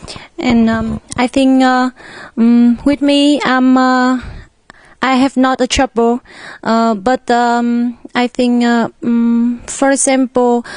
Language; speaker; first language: English; non-native, learner; Vietnamese